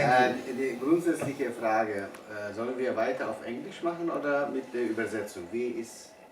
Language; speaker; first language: German; non-native, fluent; Bosnian